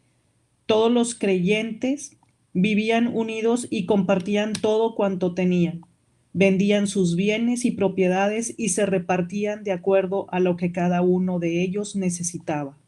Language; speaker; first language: Spanish; native; Spanish